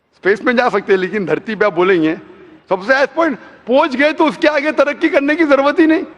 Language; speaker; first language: Hindi; non-native, local second language; Konkani